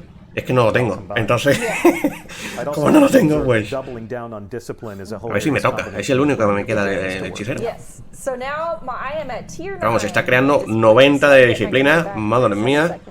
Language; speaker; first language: Spanish; native; Spanish